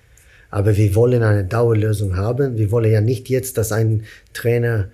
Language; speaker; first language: German; non-native, fluent; Swedish